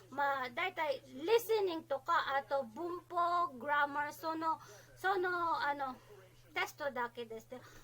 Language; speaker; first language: Japanese; non-native, learner; Filipino